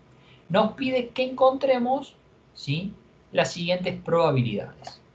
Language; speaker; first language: Spanish; native; Spanish